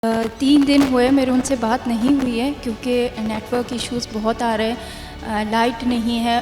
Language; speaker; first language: Hindi; non-native, fluent; Persian